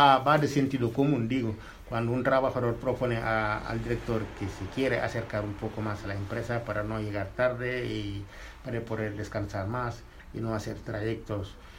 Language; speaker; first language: Spanish; non-native, fluent; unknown